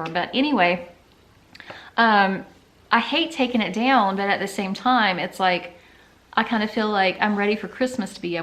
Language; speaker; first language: English; native; English